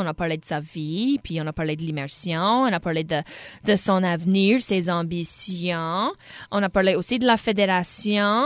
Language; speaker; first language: French; native; French